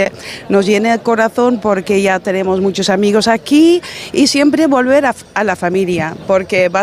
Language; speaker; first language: Spanish; non-native, fluent; Dutch